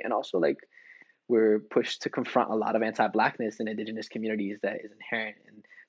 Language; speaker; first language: English; native; English